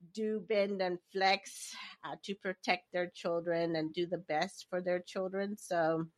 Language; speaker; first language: English; native; English